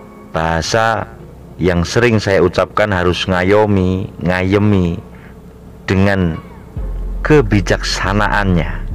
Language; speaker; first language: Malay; non-native, local second language; Javanese